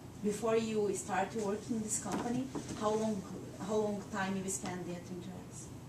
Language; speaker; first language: English; non-native, learner; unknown